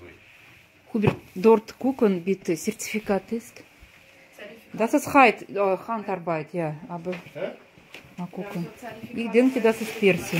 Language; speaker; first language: German; non-native, learner; Russian